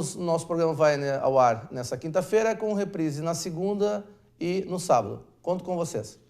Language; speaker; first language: Portuguese; native; Portuguese